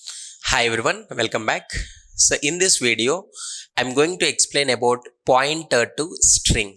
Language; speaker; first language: English; non-native, local second language; Telugu